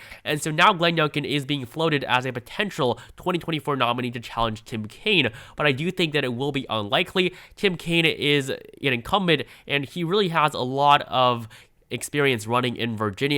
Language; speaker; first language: English; native; English